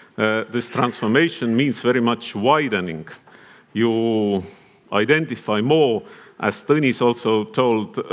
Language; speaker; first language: English; non-native, fluent; Estonian